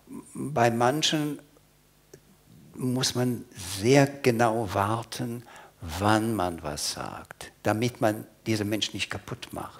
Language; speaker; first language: German; non-native, fluent; English